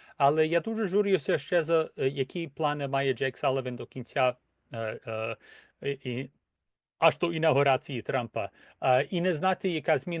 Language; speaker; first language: Ukrainian; early bilingual, heritage; Ukrainian